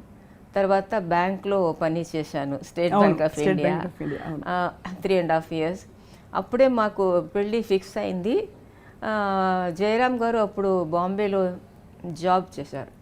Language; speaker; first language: Telugu; non-native, local second language; Tamil